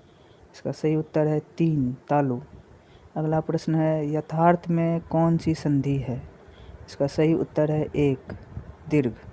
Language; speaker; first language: Hindi; native; Hindi